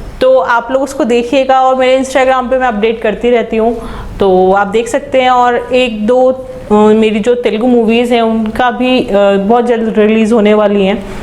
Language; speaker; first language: Hindi; native; Hindi